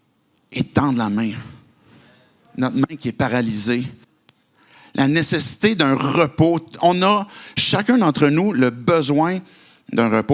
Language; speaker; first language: French; native; French